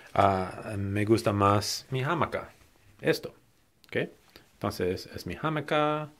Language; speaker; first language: Spanish; non-native, learner; English